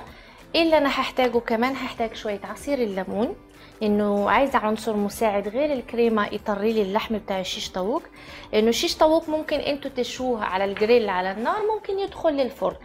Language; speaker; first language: Arabic; native; Arabic